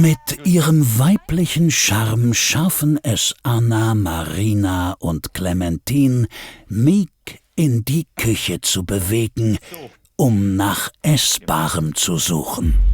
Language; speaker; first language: German; native; German